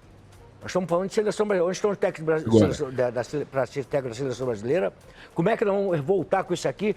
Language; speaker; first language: Portuguese; native; Portuguese